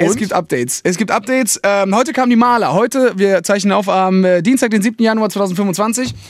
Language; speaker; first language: German; early bilingual, other home language; Italian